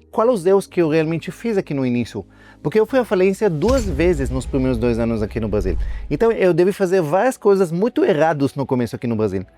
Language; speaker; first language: Portuguese; non-native, fluent; Hebrew